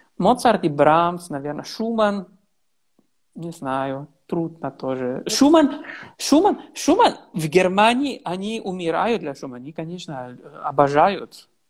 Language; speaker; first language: Russian; non-native, learner; Italian